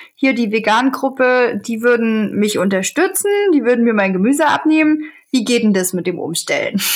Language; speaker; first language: German; native; German